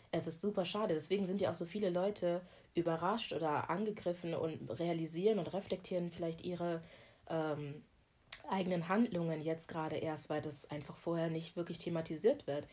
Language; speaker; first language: German; early bilingual, other home language; Akan